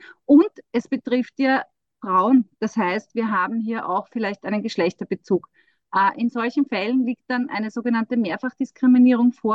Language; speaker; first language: German; native; German